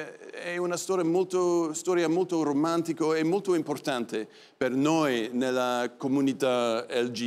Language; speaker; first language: Italian; non-native, learner; English